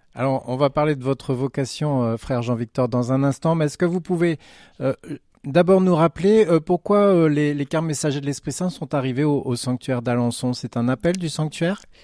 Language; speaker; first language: French; native; French